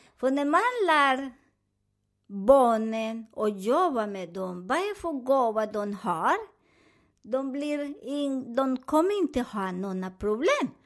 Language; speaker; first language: Swedish; non-native, fluent; Spanish